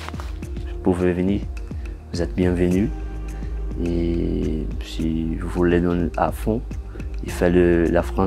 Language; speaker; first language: French; non-native, learner; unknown